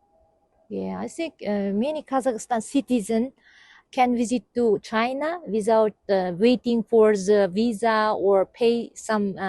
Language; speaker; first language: English; non-native, fluent; Kazakh